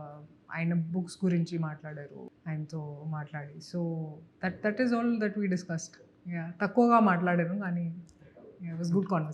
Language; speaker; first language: Telugu; non-native, local second language; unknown